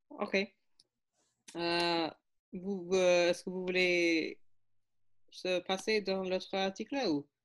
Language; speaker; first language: French; non-native, learner; English